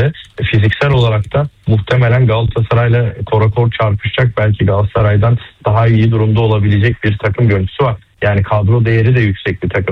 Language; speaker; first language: Turkish; native; Turkish